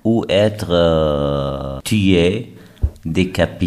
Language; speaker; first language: French; non-native, fluent; Arabic